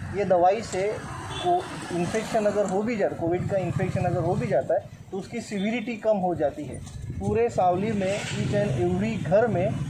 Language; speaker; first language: Hindi; non-native, local second language; Gujarati